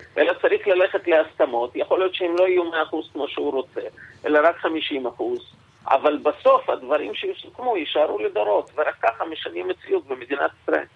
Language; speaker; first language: Hebrew; non-native, fluent; Russian